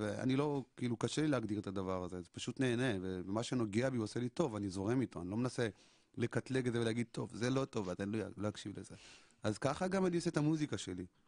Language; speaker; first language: Hebrew; early bilingual, other home language; Amharic